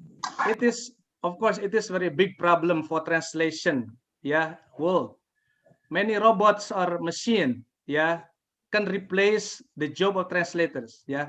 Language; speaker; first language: English; non-native, fluent; Indonesian